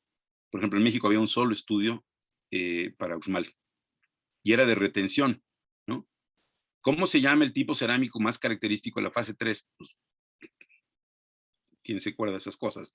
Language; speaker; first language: Spanish; native; Spanish